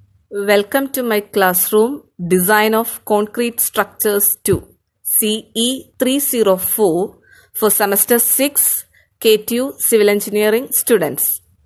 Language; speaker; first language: English; non-native, local second language; Malayalam